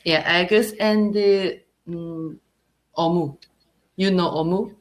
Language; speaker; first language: English; non-native, learner; Korean